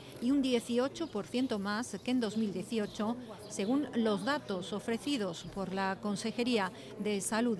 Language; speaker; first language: Spanish; native; Spanish